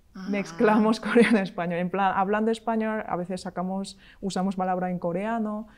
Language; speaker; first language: Spanish; non-native, fluent; Korean